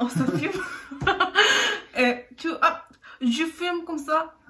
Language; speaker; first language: French; non-native, learner; Korean